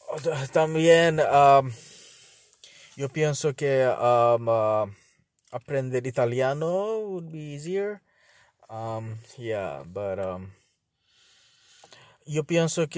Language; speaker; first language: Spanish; non-native, learner; Bangla